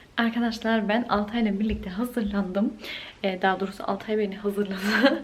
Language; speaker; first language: Turkish; early bilingual, heritage; Turkish